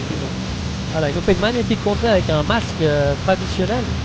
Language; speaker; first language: French; native; French